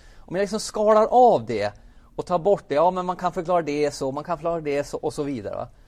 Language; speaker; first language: Swedish; native; Swedish